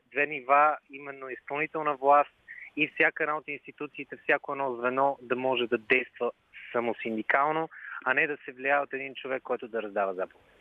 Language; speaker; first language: Bulgarian; native; Bulgarian